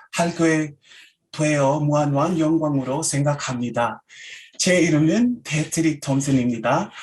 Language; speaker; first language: Korean; non-native, fluent; Samoan